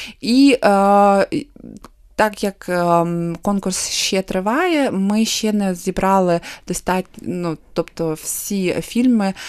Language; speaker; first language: Ukrainian; non-native, local second language; Russian